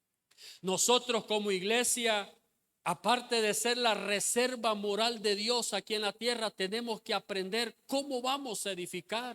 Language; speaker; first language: Spanish; native; Spanish